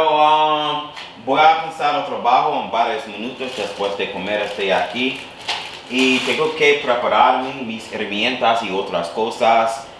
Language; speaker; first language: Spanish; non-native, learner; English